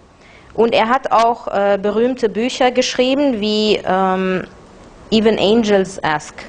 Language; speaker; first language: German; non-native, fluent; Arabic